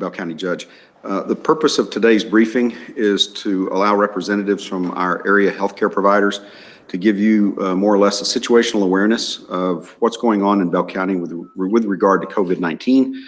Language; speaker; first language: English; native; English